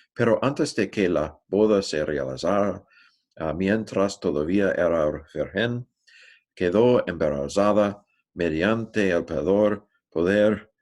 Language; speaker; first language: Spanish; non-native, learner; English